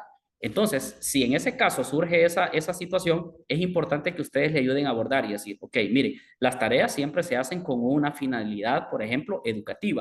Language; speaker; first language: Spanish; native; Spanish